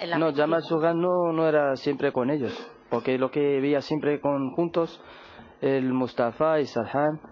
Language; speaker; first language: Spanish; non-native, learner; Arabic